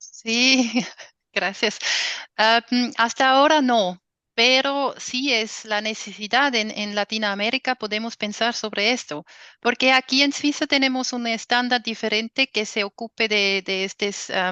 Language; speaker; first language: Spanish; non-native, fluent; German